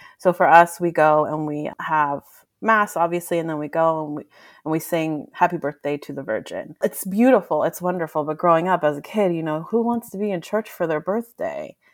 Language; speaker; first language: English; early bilingual, other home language; Spanish